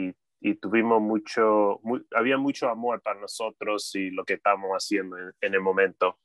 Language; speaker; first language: Spanish; early bilingual, heritage; Spanish